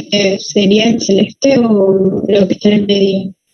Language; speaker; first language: Spanish; native; Spanish